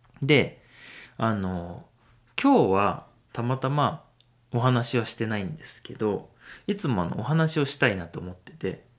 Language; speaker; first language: Japanese; native; Japanese